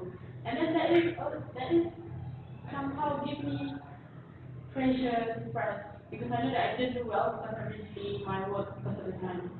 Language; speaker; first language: English; non-native, local second language; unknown